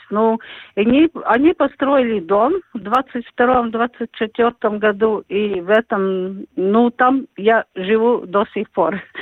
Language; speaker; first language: Russian; non-native, local second language; Latvian